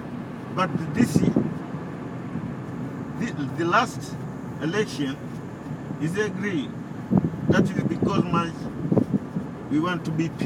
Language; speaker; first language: English; non-native, local second language; Swahili